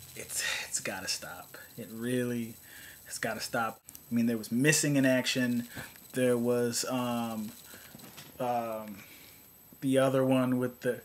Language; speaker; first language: English; native; English